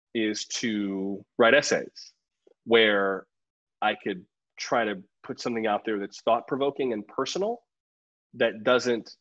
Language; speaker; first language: English; native; English